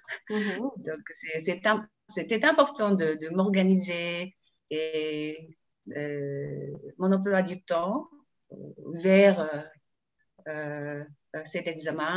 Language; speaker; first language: French; non-native, learner; Japanese